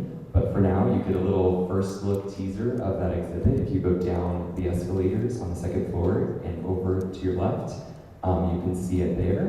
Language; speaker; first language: English; native; English